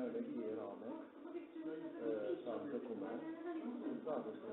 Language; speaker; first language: Polish; non-native, learner; Croatian